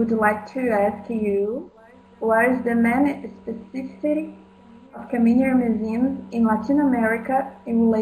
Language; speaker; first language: English; non-native, fluent; Portuguese